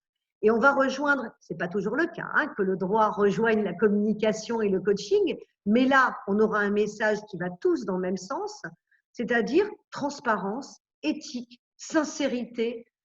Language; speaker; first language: French; native; French